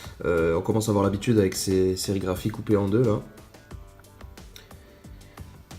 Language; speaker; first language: French; native; French